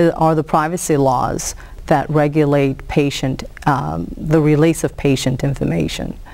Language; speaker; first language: English; native; English